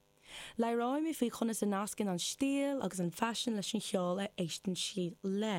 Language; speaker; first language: Irish; non-native, local second language; English